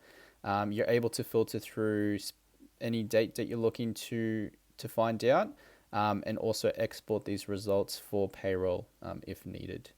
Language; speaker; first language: English; native; English